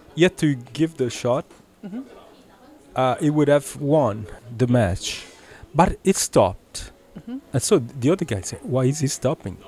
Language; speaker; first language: English; early bilingual, heritage; Italian